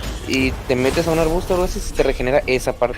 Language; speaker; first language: Spanish; native; Spanish